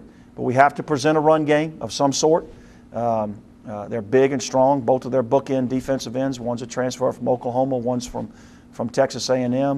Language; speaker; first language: English; native; English